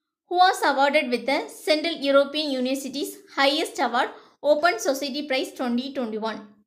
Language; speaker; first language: English; non-native, local second language; Tamil